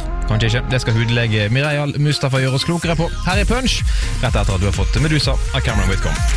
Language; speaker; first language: Norwegian; native; Norwegian